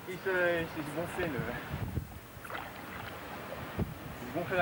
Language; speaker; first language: French; native; French